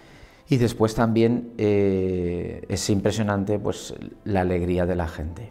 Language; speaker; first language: Spanish; native; Spanish